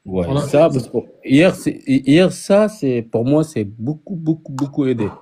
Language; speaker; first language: French; non-native, learner; Arabic